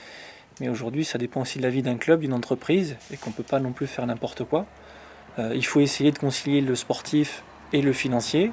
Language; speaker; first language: French; native; French